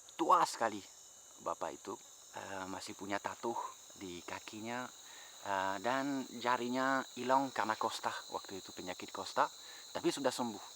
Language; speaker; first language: Indonesian; non-native, fluent; French